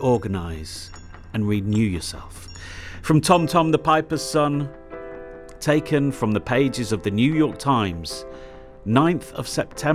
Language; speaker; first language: English; native; English